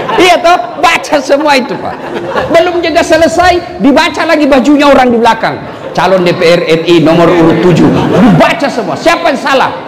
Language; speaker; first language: Indonesian; non-native, local second language; Buginese